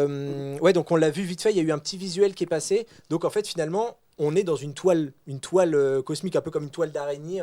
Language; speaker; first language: French; native; French